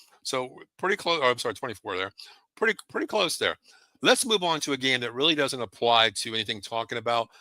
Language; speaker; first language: English; native; English